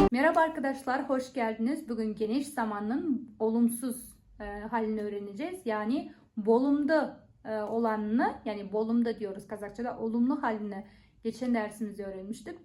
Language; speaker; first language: Turkish; non-native, fluent; Kazakh